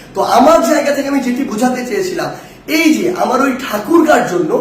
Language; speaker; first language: Bangla; native; Bangla